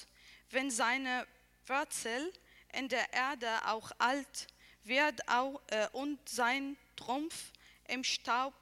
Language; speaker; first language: German; non-native, learner; Arabic